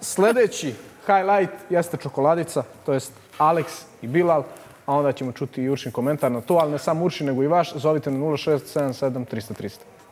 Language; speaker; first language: Serbian; native; Serbian